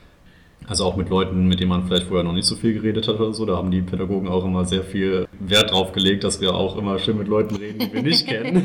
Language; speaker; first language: German; native; German